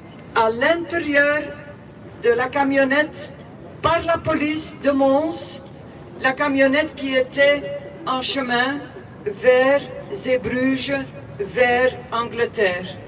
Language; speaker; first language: French; non-native, local second language; Dutch